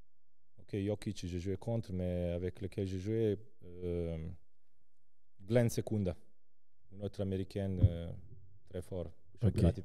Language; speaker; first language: French; non-native, local second language; Serbian